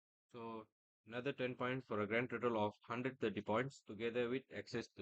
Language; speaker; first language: English; non-native, local second language; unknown